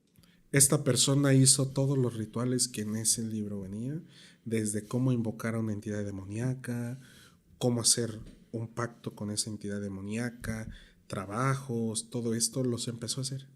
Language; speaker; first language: Spanish; native; Spanish